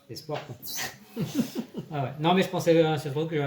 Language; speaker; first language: French; native; French